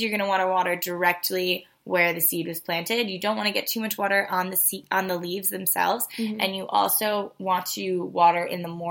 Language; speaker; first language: English; native; English